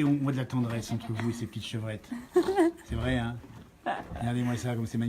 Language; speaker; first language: French; native; French